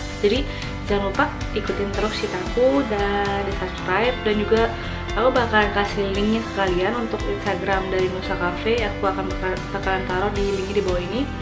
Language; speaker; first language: Indonesian; native; Indonesian